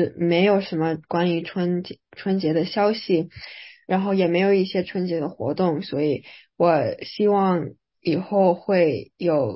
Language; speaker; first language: Chinese; early bilingual, other home language; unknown